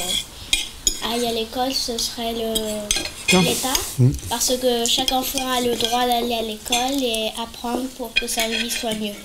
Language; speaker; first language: French; non-native, fluent; Spanish